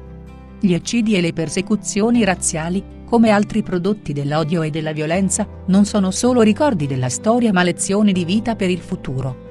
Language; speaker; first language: Italian; native; Italian